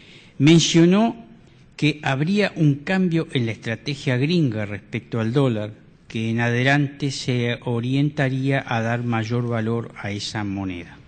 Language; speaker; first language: Spanish; native; Spanish